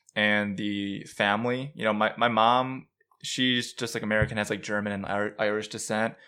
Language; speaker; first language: English; early bilingual, other home language; Urdu